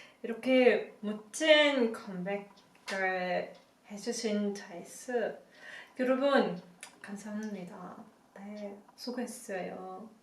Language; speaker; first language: Korean; non-native, learner; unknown